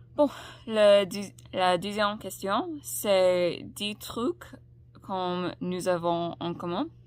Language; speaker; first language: French; non-native, learner; English